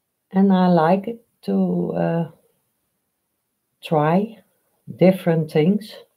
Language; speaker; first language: English; non-native, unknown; Dutch